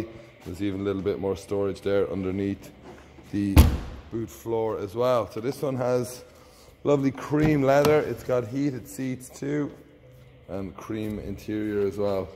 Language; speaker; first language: English; native; English